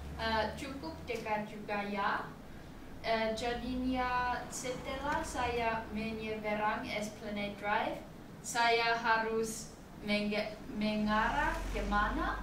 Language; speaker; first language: Indonesian; non-native, learner; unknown